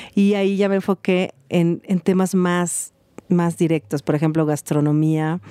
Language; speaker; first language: Spanish; native; Spanish